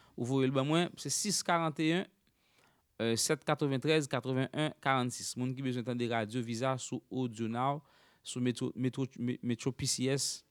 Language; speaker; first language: French; non-native, local second language; Haitian Creole